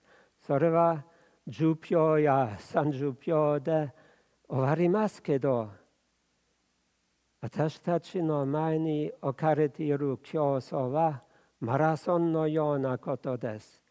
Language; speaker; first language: Japanese; non-native, fluent; German